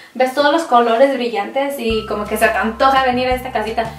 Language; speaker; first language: Spanish; early bilingual, heritage; Spanish